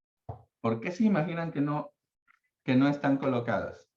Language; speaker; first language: Spanish; native; Spanish